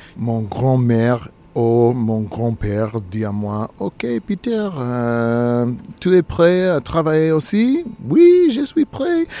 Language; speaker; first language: French; non-native, learner; English